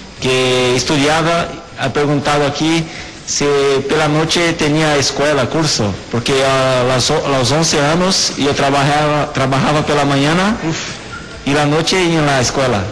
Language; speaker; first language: Spanish; non-native, fluent; Portuguese